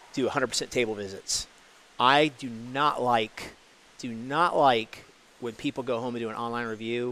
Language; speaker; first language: English; native; English